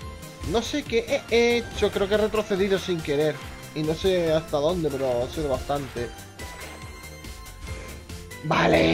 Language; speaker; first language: Spanish; native; Spanish